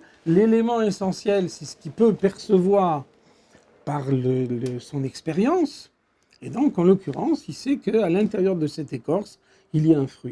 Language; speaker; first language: French; native; French